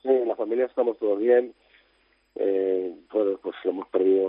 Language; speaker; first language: Spanish; native; Spanish